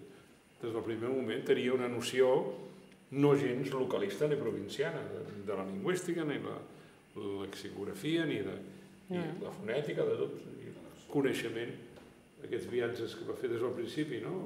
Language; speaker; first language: Catalan; native; Catalan